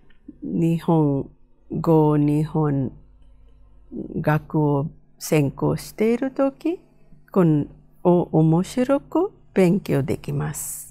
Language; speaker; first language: Japanese; non-native, fluent; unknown